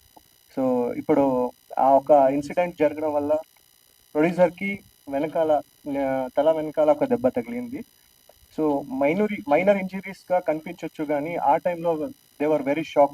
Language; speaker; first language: Telugu; native; Telugu